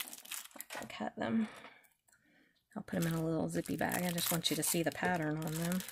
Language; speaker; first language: English; native; English